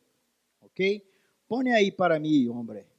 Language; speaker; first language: Spanish; non-native, learner; Portuguese